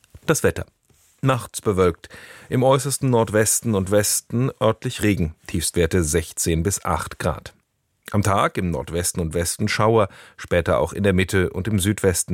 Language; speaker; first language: German; native; German